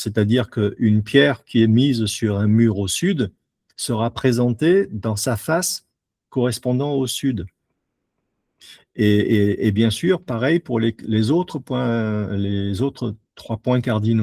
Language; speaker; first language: French; native; French